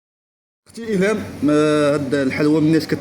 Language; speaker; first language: Arabic; native; Arabic